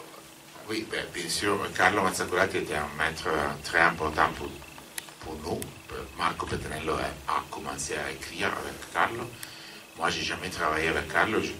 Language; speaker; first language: French; non-native, fluent; Italian